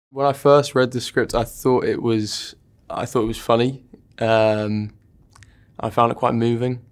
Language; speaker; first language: English; native; English